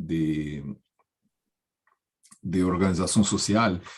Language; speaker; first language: Spanish; non-native, learner; Portuguese